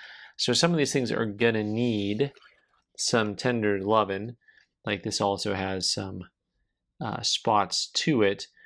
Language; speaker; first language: English; native; English